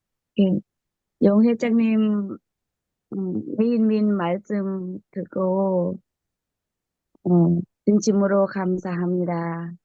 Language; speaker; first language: Korean; non-native, learner; Thai